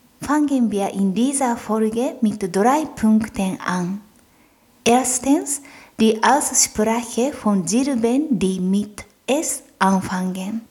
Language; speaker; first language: German; non-native, fluent; Japanese